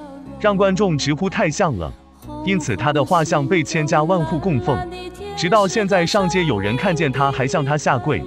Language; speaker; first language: Chinese; native; Chinese